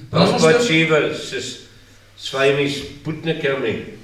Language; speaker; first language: Russian; non-native, learner; English